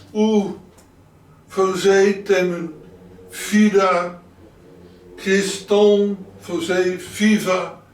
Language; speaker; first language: Portuguese; non-native, learner; Dutch